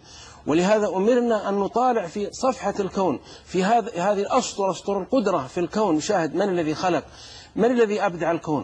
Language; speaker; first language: Arabic; native; Arabic